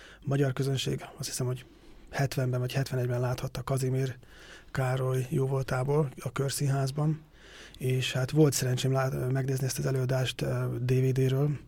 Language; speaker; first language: Hungarian; native; Hungarian